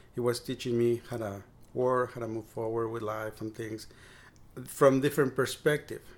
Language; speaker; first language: English; non-native, fluent; Spanish